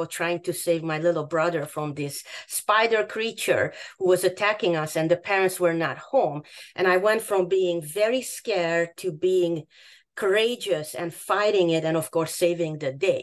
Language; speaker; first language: English; non-native, fluent; Hungarian